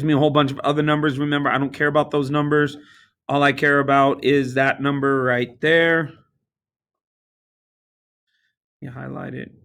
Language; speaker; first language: English; native; English